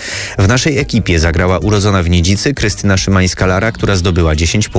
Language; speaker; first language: Polish; native; Polish